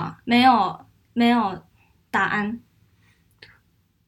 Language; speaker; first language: Chinese; non-native, fluent; Korean